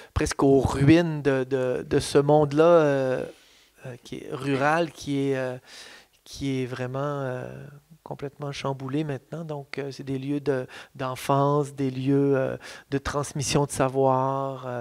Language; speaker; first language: French; native; French